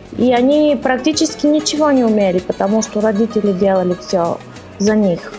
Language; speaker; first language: Russian; early bilingual, heritage; Russian